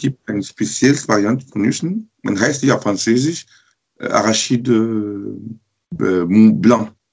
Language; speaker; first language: German; non-native, learner; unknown